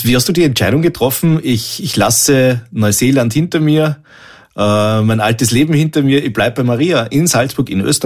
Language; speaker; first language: German; native; German